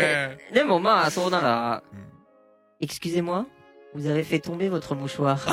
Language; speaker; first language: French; non-native, learner; Japanese